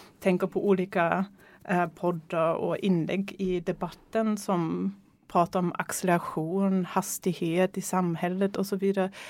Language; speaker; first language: Swedish; non-native, fluent; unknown